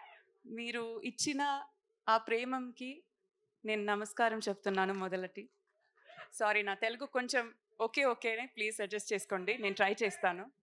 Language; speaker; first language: Telugu; non-native, learner; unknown